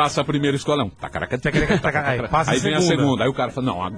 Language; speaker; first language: Portuguese; native; Portuguese